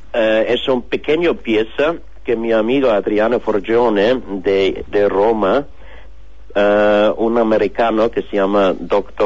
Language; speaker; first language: Spanish; non-native, learner; German